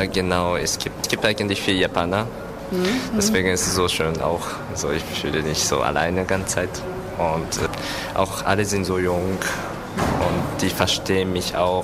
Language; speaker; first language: German; non-native, learner; Japanese